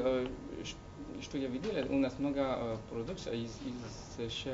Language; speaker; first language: Russian; non-native, learner; French